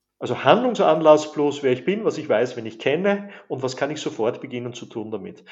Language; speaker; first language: German; native; German